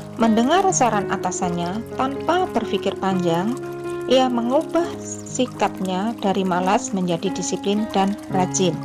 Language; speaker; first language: Indonesian; native; Indonesian